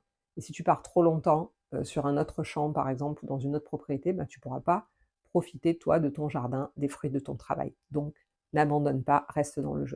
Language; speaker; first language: French; native; French